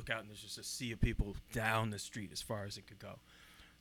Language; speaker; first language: English; native; English